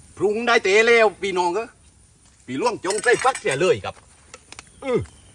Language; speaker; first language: Thai; native; Thai